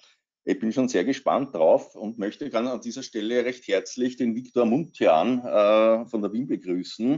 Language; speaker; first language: German; native; German